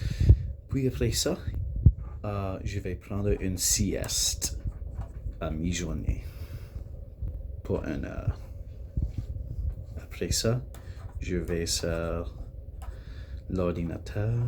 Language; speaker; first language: French; non-native, local second language; English